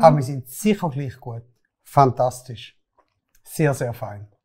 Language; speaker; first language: German; native; German